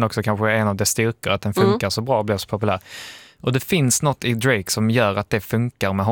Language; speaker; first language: Swedish; native; Swedish